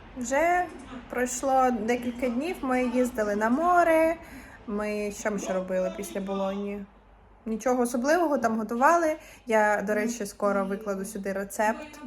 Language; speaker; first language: Ukrainian; non-native, local second language; Russian